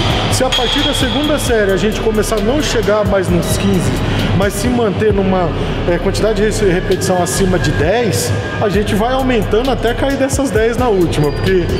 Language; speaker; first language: Portuguese; native; Portuguese